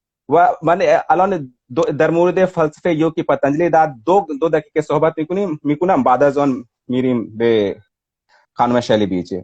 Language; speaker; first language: Persian; non-native, fluent; Hindi